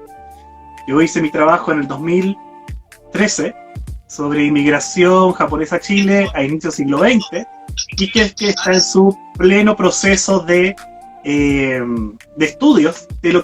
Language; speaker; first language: Spanish; native; Spanish